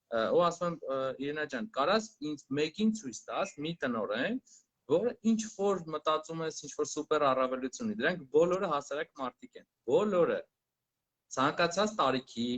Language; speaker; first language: Armenian; native; Armenian